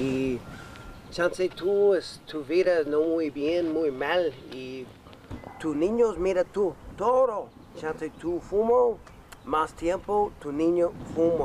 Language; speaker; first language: Spanish; non-native, learner; English